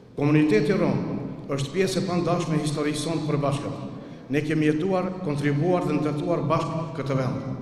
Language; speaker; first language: Albanian; non-native, local second language; Romany